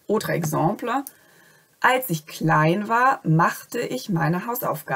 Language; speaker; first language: German; non-native, fluent; French